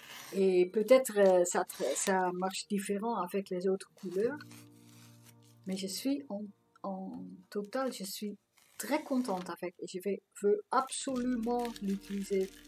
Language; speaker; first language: French; non-native, fluent; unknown